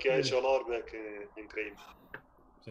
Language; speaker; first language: Spanish; non-native, fluent; Italian